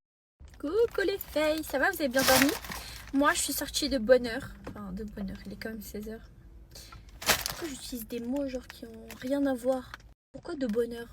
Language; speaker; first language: French; native; French